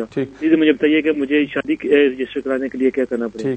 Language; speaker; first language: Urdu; non-native, local second language; Punjabi